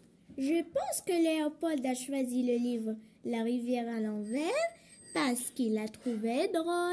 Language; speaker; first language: French; non-native, local second language; Arabic